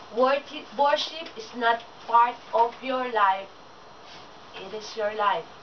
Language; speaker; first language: English; non-native, local second language; Filipino